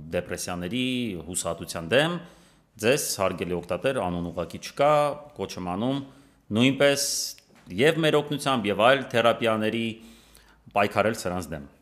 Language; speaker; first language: Armenian; native; Armenian